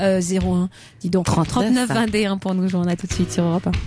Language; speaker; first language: French; native; French